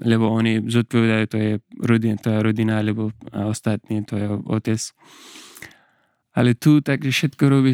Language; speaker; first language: Slovak; non-native, learner; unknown